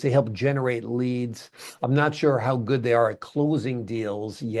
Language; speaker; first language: English; native; English